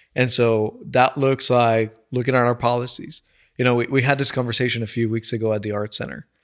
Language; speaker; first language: English; non-native, fluent; Spanish